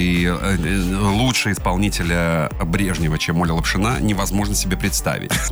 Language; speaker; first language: Russian; native; Russian